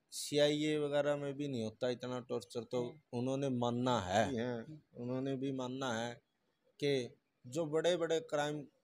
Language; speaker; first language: Hindi; native; Hindi